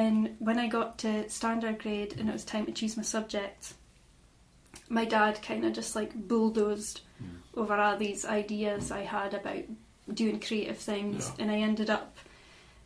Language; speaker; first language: English; native; English